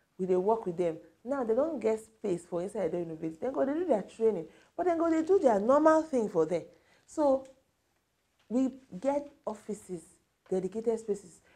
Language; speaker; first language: Nigerian Pidgin; native; Nigerian Pidgin